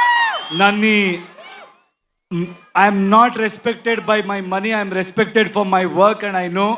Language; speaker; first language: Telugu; non-native, local second language; Kannada